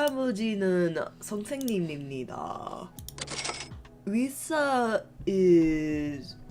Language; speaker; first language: Korean; non-native, learner; English